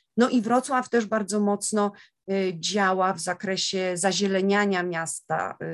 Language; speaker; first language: Polish; native; Polish